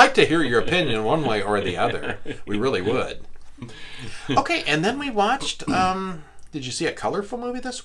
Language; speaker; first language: English; native; English